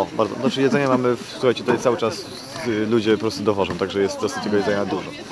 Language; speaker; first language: Polish; native; Polish